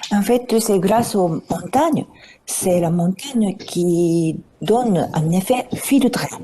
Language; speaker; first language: French; non-native, fluent; Japanese